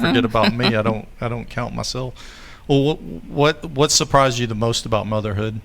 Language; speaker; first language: English; native; English